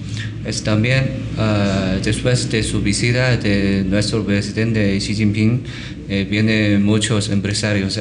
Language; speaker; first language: Spanish; non-native, learner; Chinese